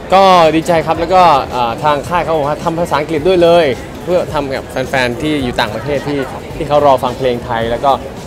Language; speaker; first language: Thai; native; Thai